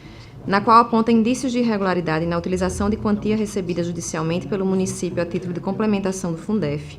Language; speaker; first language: Portuguese; native; Portuguese